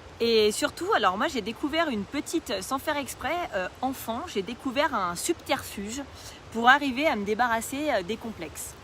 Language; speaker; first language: French; native; French